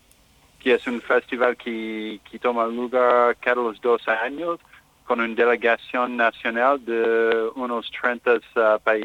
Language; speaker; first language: Spanish; non-native, learner; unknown